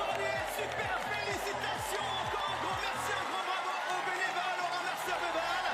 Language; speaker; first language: French; native; French